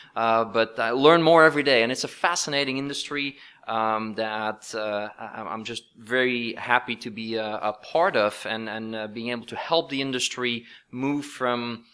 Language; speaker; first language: English; non-native, fluent; Dutch